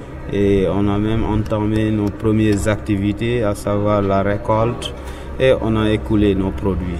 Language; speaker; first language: French; non-native, local second language; Wolof